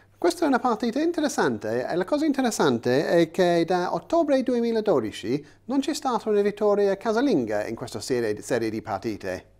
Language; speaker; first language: Italian; non-native, fluent; English